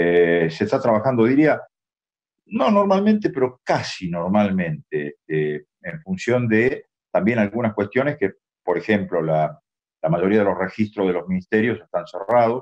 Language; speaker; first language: Spanish; native; Spanish